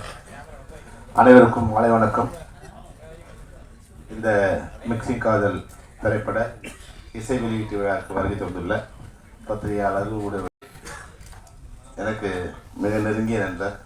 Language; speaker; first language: Tamil; native; Tamil